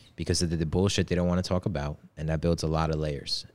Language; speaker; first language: English; early bilingual, other home language; Polish